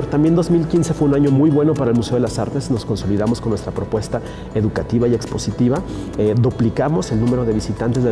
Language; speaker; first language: Spanish; native; Spanish